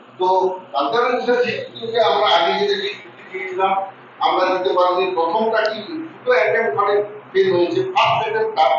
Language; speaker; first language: Bangla; non-native, local second language; Santali